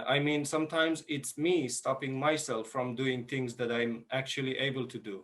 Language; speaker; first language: English; non-native, fluent; Persian